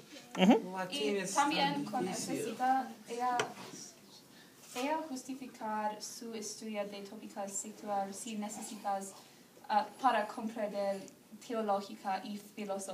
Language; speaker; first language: Spanish; non-native, learner; English